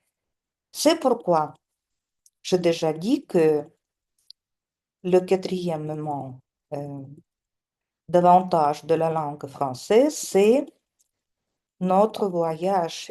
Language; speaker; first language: French; non-native, fluent; Russian